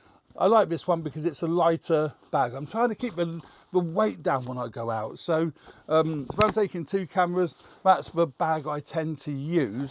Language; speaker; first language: English; native; English